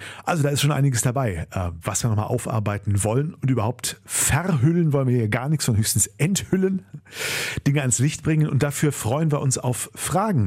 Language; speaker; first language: German; native; German